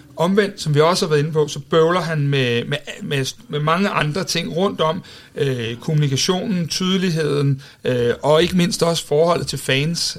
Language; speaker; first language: Danish; native; Danish